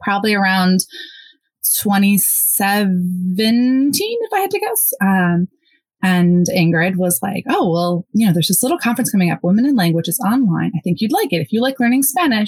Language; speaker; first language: English; early bilingual, other home language; Polish